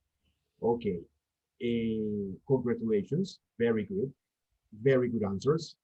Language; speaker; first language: English; non-native, fluent; Spanish